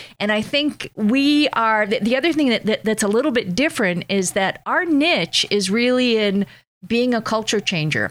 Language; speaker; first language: English; native; English